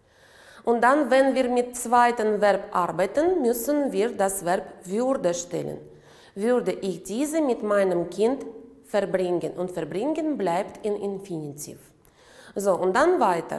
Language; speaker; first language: German; non-native, fluent; Uzbek